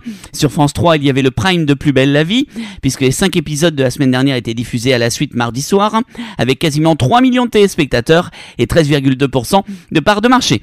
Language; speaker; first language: French; native; French